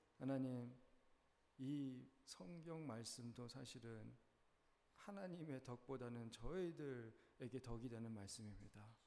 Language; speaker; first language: Korean; early bilingual, heritage; Korean